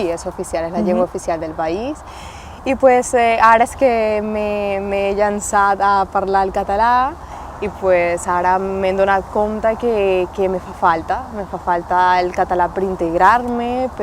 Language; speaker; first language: Catalan; non-native, learner; Spanish